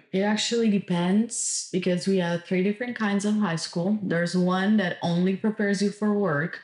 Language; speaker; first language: English; non-native, fluent; Italian